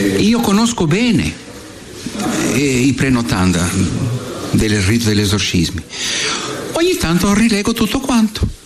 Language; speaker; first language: Italian; non-native, fluent; Portuguese